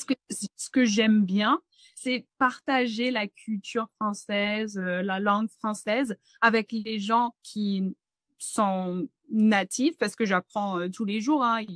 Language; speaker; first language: French; non-native, fluent; English